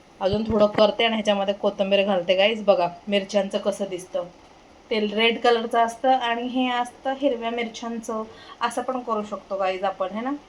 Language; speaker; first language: Marathi; non-native, local second language; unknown